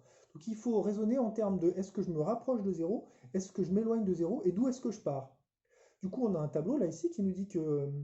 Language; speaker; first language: French; native; French